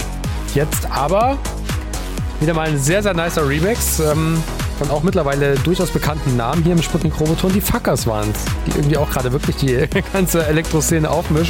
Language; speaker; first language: German; native; German